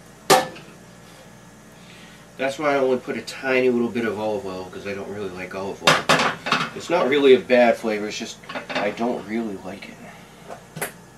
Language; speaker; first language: English; native; English